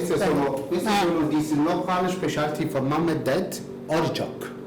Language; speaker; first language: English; non-native, learner; Italian